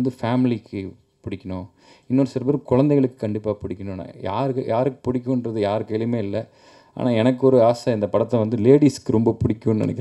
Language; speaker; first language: Tamil; native; Tamil